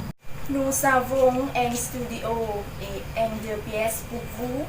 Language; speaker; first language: French; non-native, learner; Lao